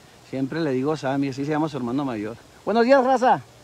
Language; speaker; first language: Spanish; native; Spanish